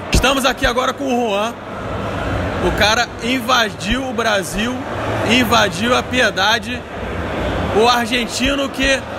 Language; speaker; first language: Portuguese; native; Portuguese